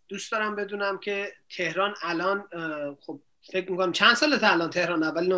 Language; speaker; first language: Persian; native; Persian